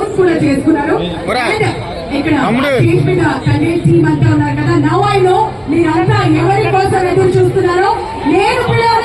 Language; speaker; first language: Telugu; native; Telugu